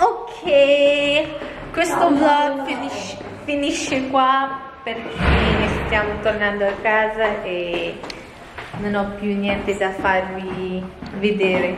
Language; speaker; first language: Italian; non-native, fluent; Filipino